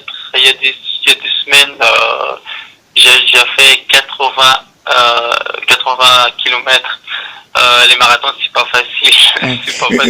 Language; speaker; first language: French; non-native, learner; Arabic